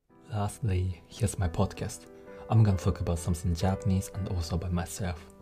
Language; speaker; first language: English; non-native, fluent; Japanese